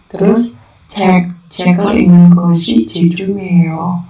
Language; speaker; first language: Korean; non-native, learner; Indonesian